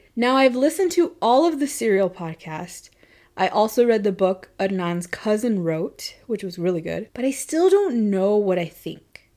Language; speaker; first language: English; native; English